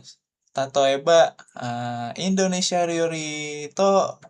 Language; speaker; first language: Japanese; non-native, learner; Indonesian